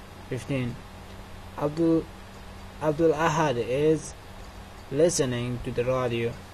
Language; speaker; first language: English; non-native, fluent; Persian